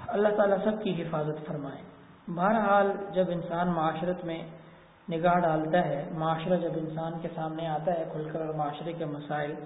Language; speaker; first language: Urdu; native; Urdu